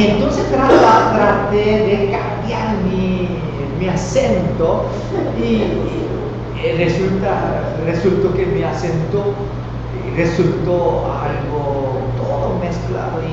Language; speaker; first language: Spanish; non-native, fluent; Korean